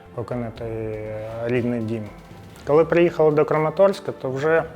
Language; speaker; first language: Ukrainian; native; Ukrainian